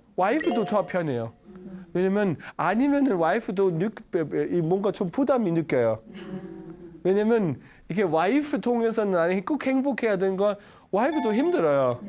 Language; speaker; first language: Korean; non-native, learner; Danish